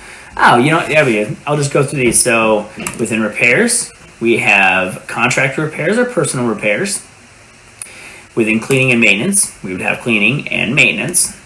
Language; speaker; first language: English; native; English